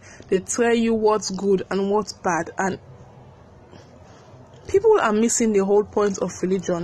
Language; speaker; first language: English; non-native, local second language; Krio